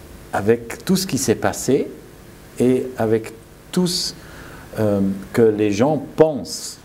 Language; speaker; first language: French; non-native, fluent; German